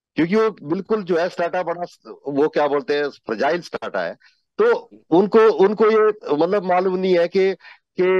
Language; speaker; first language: Hindi; native; Hindi